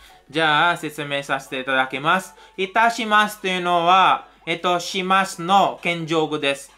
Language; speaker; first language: Japanese; non-native, fluent; Filipino